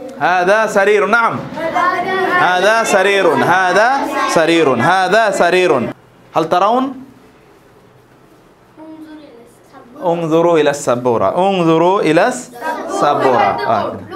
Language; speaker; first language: Arabic; non-native, fluent; Bangla